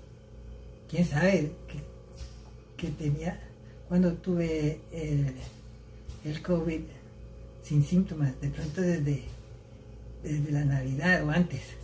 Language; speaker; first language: Spanish; early bilingual, heritage; Spanish